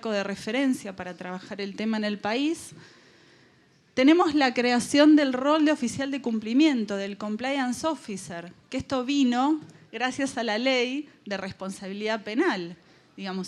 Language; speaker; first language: Spanish; native; Spanish